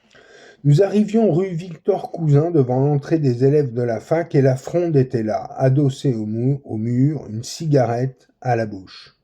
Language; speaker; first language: French; native; French